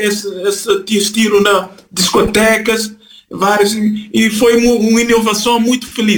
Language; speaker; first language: Portuguese; non-native, fluent; Kabuverdianu